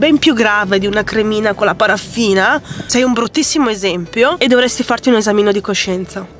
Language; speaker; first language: Italian; native; Italian